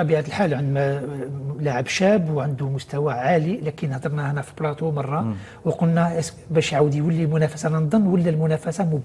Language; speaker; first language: Arabic; native; Arabic